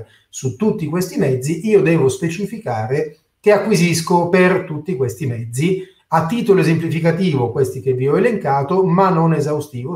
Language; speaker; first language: Italian; native; Italian